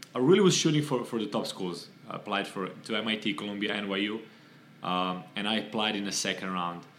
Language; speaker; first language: English; non-native, fluent; Serbian